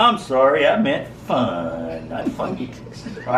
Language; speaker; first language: English; native; English